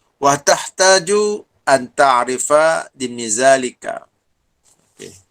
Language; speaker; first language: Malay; native; Malay